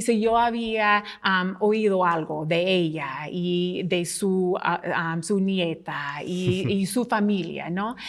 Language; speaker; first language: Spanish; non-native, fluent; English